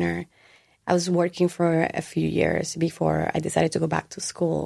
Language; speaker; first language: English; non-native, fluent; Spanish